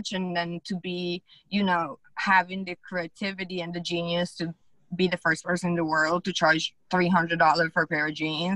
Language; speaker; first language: English; non-native, fluent; Italian